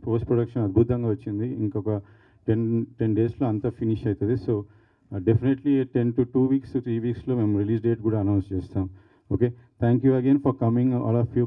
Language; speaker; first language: Telugu; native; Telugu